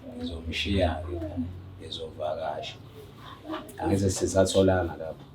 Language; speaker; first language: Zulu; native; Zulu